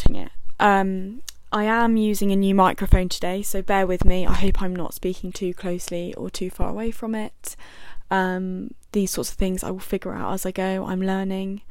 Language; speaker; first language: English; native; English